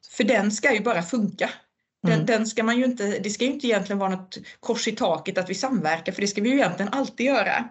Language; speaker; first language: Swedish; native; Swedish